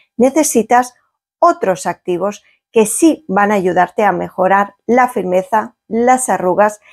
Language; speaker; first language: Spanish; native; Spanish